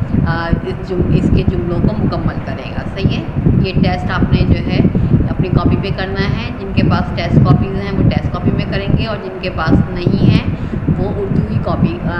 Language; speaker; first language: Urdu; native; Urdu